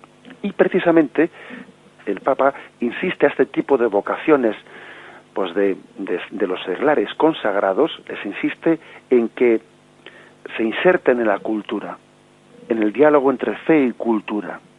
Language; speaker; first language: Spanish; native; Spanish